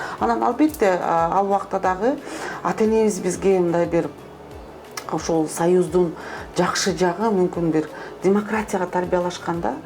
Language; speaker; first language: Kyrgyz; non-native, local second language; Russian